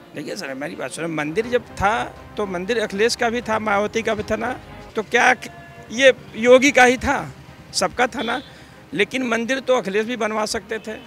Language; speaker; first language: Hindi; native; Hindi